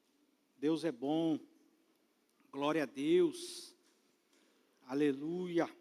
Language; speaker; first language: Portuguese; native; Portuguese